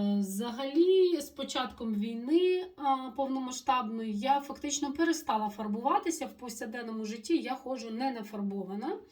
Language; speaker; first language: Ukrainian; non-native, local second language; Russian